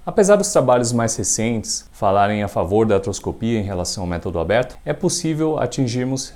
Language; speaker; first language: Portuguese; native; Portuguese